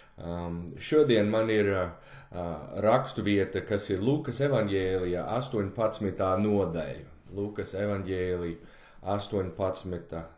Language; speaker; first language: Latvian; early bilingual, heritage; Latvian